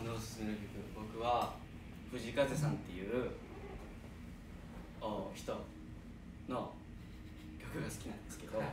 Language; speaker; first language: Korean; non-native, learner; Japanese